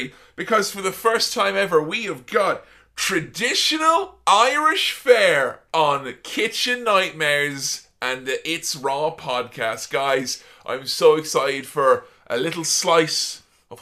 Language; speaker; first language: English; native; English